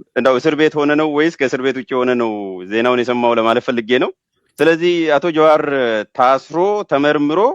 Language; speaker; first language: Amharic; native; Amharic